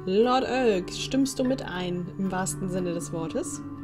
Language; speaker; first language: German; native; German